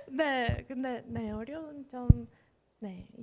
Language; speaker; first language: Korean; non-native, fluent; Spanish